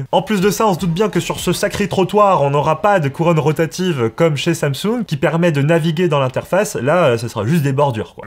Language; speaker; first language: French; native; French